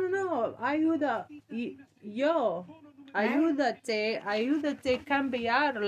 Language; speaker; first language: Spanish; non-native, learner; English